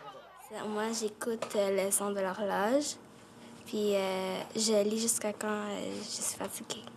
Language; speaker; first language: French; native; French